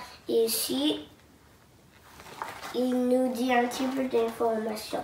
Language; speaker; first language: French; non-native, local second language; English